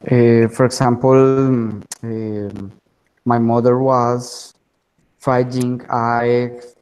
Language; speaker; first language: English; non-native, learner; Spanish